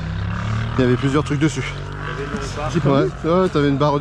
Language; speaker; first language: French; native; French